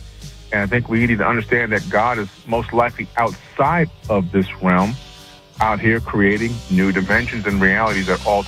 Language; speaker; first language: English; native; English